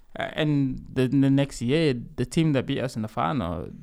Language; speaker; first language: English; early bilingual, other home language; Lingala